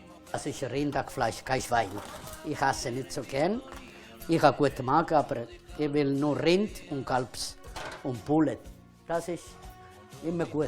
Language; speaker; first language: German; non-native, fluent; Italian